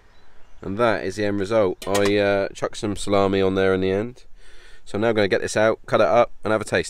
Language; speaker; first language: English; native; English